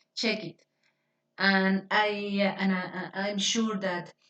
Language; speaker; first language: English; non-native, fluent; Spanish